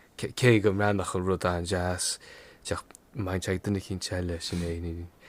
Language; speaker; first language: Irish; non-native, local second language; English